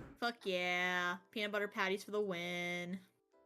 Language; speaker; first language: English; native; English